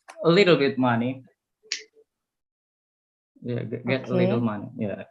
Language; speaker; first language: English; non-native, fluent; Indonesian